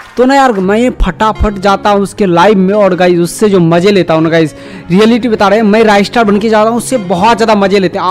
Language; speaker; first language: Hindi; native; Hindi